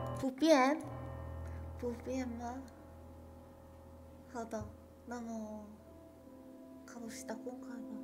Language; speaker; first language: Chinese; non-native, learner; Korean